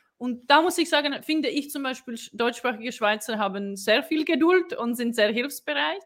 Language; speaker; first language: German; non-native, fluent; Czech